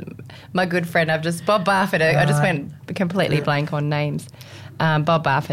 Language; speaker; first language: English; native; English